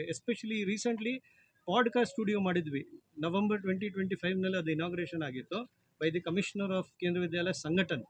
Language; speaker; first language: Kannada; non-native, local second language; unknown